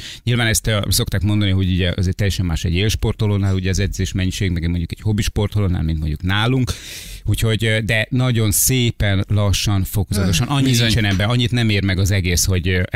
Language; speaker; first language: Hungarian; native; Hungarian